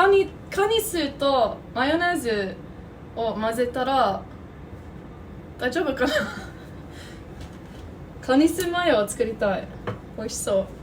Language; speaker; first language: Japanese; non-native, learner; English